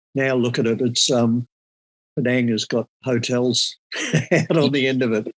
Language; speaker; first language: English; native; English